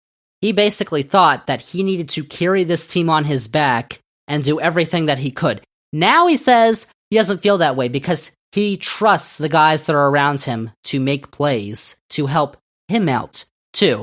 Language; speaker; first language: English; native; English